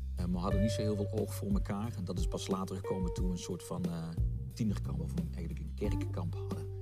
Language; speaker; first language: Dutch; native; Dutch